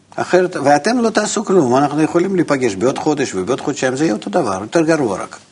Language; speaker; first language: Hebrew; non-native, fluent; Russian